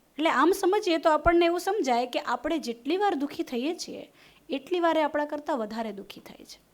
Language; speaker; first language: Gujarati; non-native, local second language; Hindi